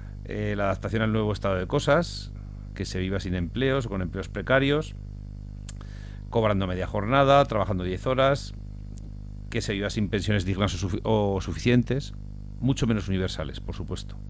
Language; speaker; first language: Spanish; native; Spanish